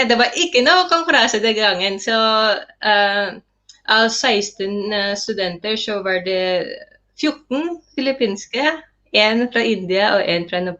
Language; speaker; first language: Norwegian; non-native, fluent; Filipino